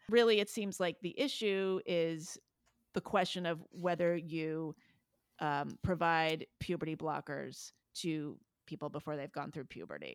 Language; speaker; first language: English; native; English